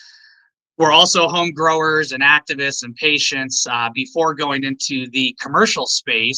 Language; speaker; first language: English; native; English